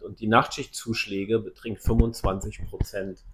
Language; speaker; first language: German; native; German